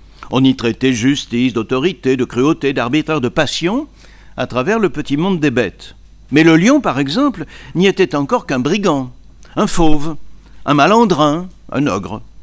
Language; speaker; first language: French; native; French